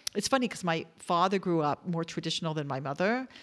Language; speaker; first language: English; native; English